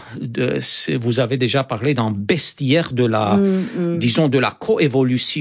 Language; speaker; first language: French; non-native, fluent; Romanian